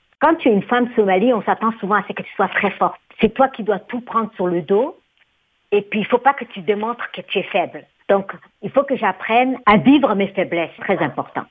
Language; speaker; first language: French; non-native, local second language; Somali